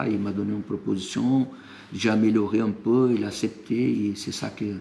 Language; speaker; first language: French; non-native, fluent; Portuguese